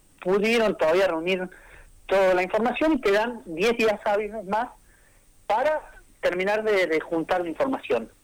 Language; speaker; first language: Spanish; native; Spanish